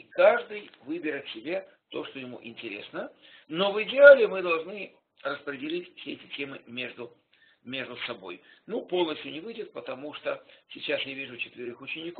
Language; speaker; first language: Russian; native; Russian